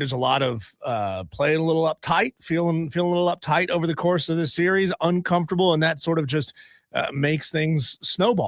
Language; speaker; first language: English; native; English